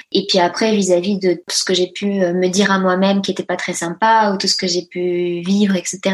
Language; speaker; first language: French; early bilingual, other home language; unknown